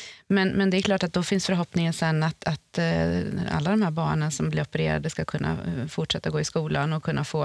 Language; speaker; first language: Swedish; native; Swedish